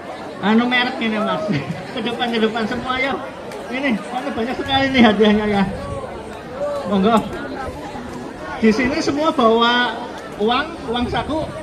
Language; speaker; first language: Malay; non-native, local second language; Javanese